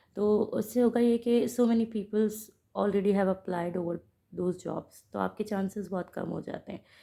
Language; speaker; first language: Urdu; native; Urdu